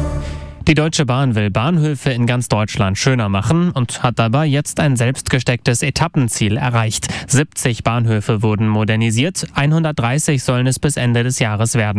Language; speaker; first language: German; native; German